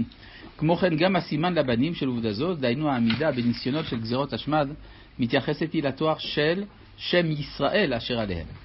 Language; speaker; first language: Hebrew; native; Hebrew